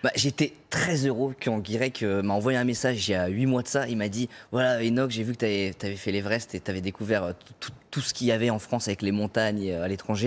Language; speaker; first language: French; native; French